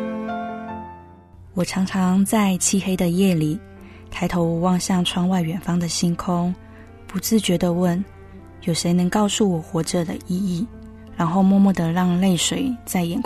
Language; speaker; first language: Chinese; native; Chinese